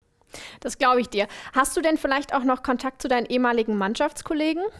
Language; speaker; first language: German; native; German